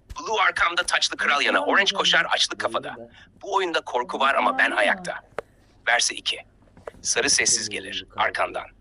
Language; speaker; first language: Turkish; native; Turkish